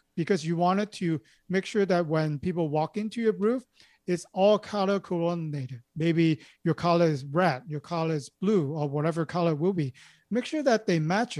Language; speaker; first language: English; non-native, local second language; Cantonese